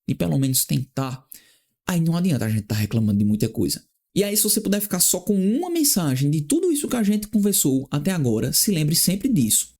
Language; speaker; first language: Portuguese; native; Portuguese